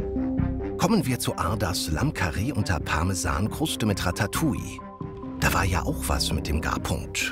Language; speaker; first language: German; native; German